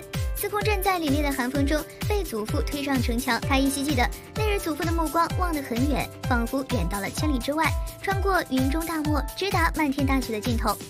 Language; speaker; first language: Chinese; native; Chinese